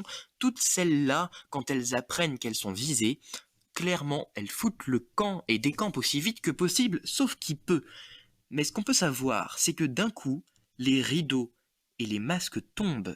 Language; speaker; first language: French; native; French